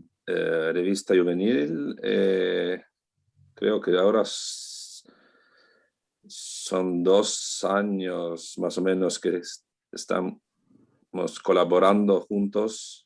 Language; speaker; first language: Spanish; non-native, learner; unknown